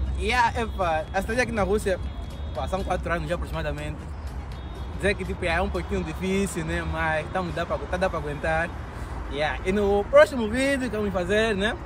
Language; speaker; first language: Portuguese; native; Portuguese